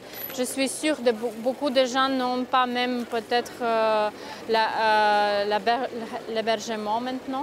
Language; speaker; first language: French; non-native, fluent; Ukrainian